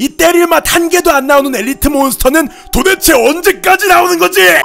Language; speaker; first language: Korean; native; Korean